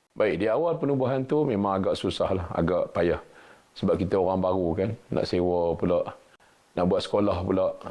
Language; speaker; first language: Malay; native; Malay